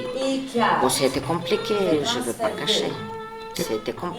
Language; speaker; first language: French; non-native, fluent; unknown